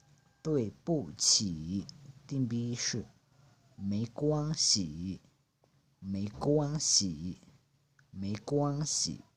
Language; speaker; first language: Chinese; non-native, fluent; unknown